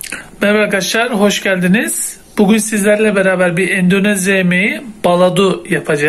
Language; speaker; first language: Turkish; native; Turkish